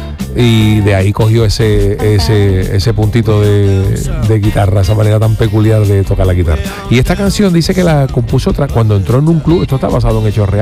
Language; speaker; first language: Spanish; native; Spanish